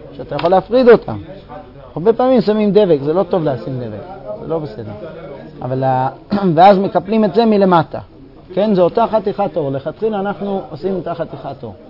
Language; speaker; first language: Hebrew; non-native, fluent; English